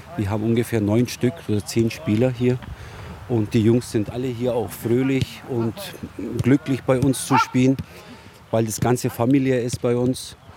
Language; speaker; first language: German; native; German